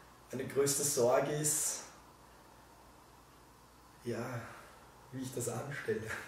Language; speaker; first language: German; native; German